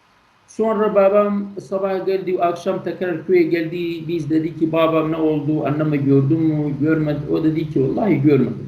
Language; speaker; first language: Turkish; non-native, learner; Kurdish